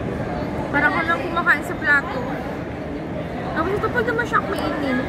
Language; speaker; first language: Filipino; non-native, local second language; Hiligaynon